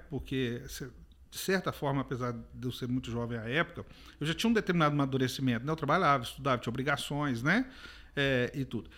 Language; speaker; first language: Portuguese; native; Portuguese